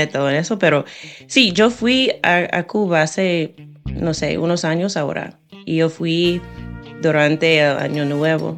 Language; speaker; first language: Spanish; non-native, fluent; English